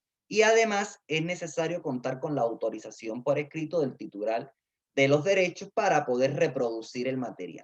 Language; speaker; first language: Spanish; native; Spanish